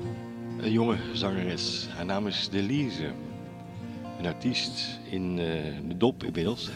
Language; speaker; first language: Dutch; native; Dutch